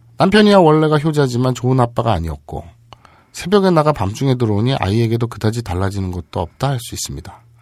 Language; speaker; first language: Korean; native; Korean